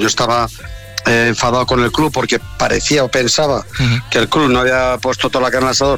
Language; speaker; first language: Spanish; native; Spanish